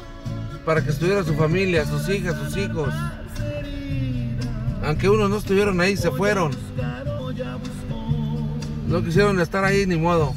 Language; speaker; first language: Spanish; native; Spanish